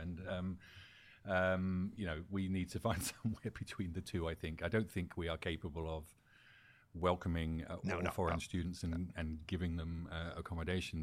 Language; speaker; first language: English; native; English